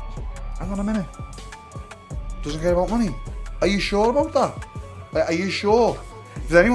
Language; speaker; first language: English; native; English